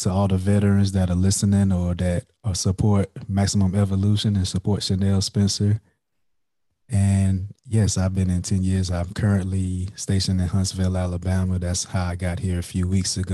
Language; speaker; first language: English; native; English